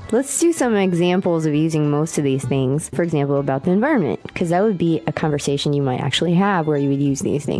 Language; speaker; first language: English; native; English